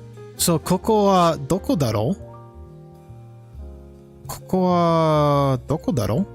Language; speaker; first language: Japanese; non-native, learner; English